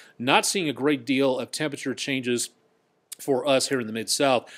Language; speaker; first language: English; native; English